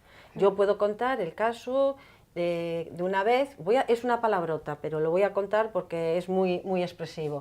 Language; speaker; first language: Spanish; native; Spanish